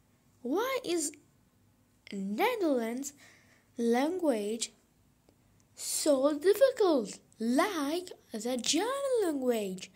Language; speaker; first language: English; non-native, fluent; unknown